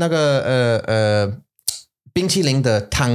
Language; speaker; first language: Chinese; non-native, learner; English